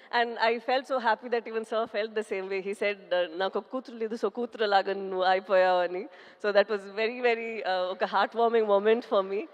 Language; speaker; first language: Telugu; non-native, local second language; Tamil